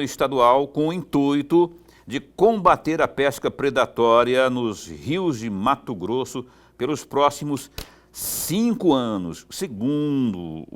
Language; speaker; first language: Portuguese; native; Portuguese